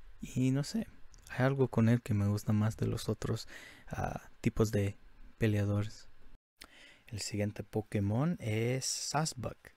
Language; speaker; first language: Spanish; early bilingual, heritage; English